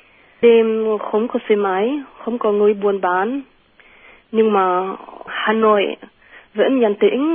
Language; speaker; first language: Vietnamese; non-native, fluent; German